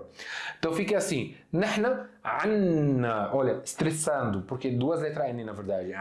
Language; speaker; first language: Portuguese; non-native, fluent; Arabic